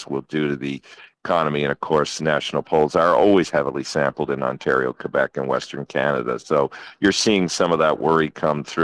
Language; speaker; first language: English; native; English